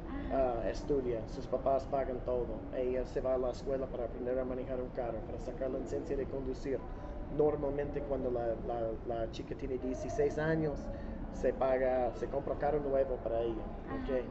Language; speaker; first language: Spanish; non-native, learner; English